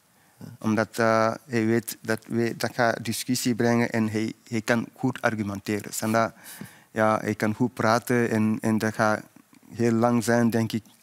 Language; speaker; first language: Dutch; non-native, fluent; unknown